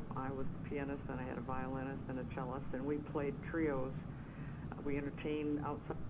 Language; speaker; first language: English; native; English